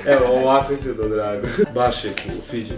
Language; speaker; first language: Bosnian; native; Bosnian